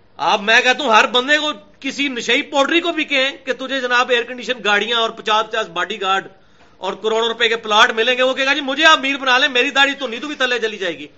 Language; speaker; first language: Urdu; non-native, local second language; Punjabi